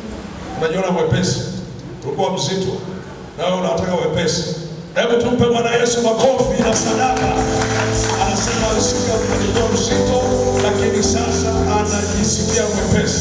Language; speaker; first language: Swahili; native; Swahili